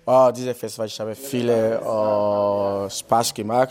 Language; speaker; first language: German; non-native, learner; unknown